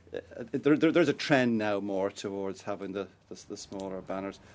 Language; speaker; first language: English; native; English